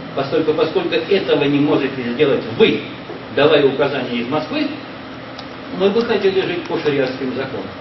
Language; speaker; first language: Russian; native; Russian